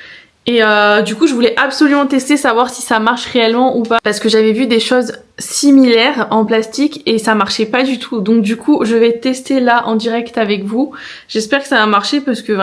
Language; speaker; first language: French; native; French